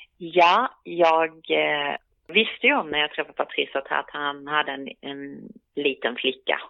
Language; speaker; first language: Swedish; native; Swedish